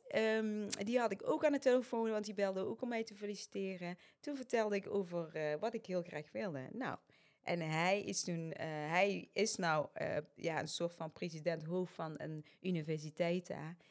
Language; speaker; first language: Dutch; early bilingual, other home language; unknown